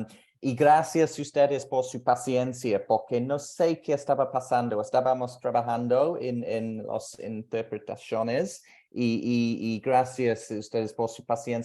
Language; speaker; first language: Spanish; non-native, fluent; English